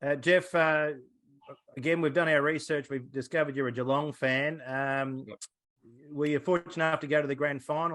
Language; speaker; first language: English; native; English